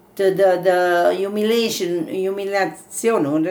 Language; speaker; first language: English; non-native, fluent; Italian